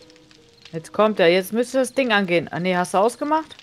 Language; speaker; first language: German; native; German